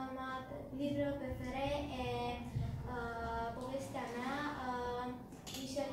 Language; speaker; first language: French; non-native, learner; Romanian